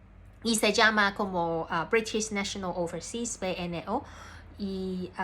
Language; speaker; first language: Spanish; non-native, learner; Cantonese